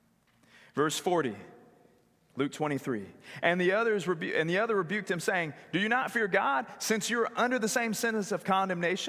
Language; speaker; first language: English; native; English